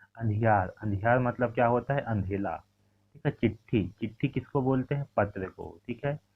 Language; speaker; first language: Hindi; native; Hindi